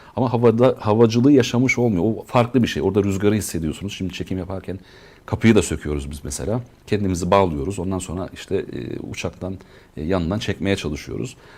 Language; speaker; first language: Turkish; native; Turkish